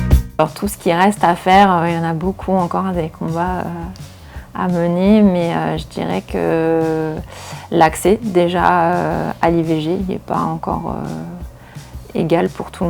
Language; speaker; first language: French; native; French